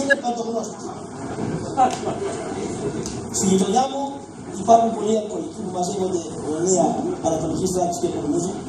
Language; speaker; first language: Greek; native; Greek